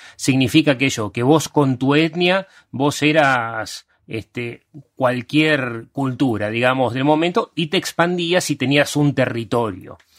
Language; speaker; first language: Spanish; early bilingual, other home language; Hungarian